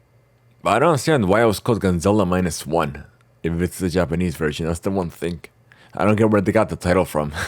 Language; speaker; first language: English; early bilingual, heritage; Arabic